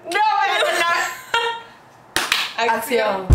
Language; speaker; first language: Spanish; native; Spanish